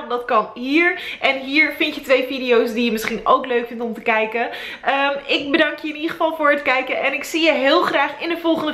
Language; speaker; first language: Dutch; native; Dutch